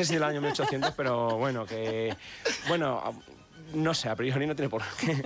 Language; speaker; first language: Spanish; native; Spanish